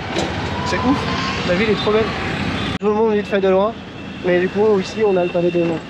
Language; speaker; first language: French; native; French